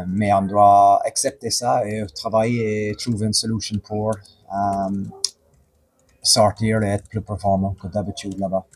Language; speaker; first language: French; non-native, fluent; English